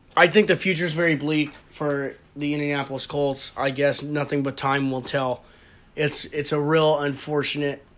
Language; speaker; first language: English; native; English